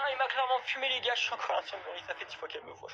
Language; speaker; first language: French; native; French